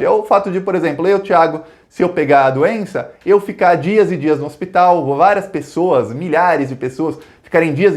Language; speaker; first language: Portuguese; native; Portuguese